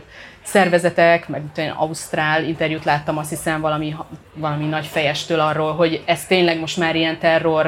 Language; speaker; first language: Hungarian; native; Hungarian